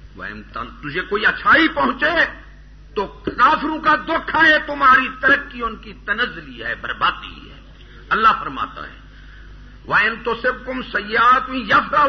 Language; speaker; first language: Urdu; non-native, local second language; Punjabi